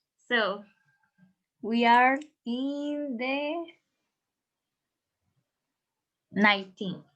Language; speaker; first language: English; non-native, learner; Spanish